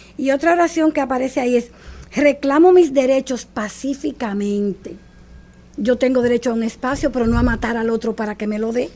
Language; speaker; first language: Spanish; native; Spanish